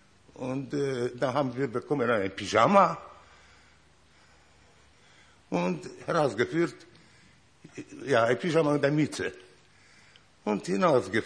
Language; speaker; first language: German; non-native, learner; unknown